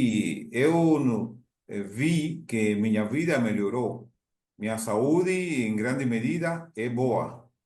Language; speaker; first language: Portuguese; non-native, learner; Spanish